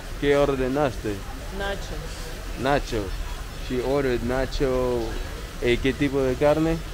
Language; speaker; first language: Spanish; non-native, learner; English